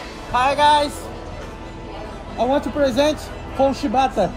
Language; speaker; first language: English; non-native, learner; Portuguese